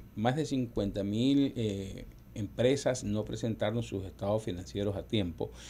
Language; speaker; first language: Spanish; native; Spanish